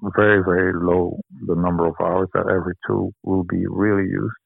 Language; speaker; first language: English; non-native, fluent; Dutch